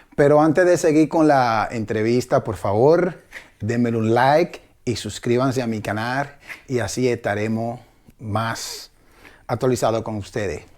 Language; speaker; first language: Spanish; native; Spanish